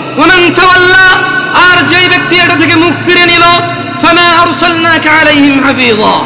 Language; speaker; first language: Bangla; early bilingual, heritage; Bangla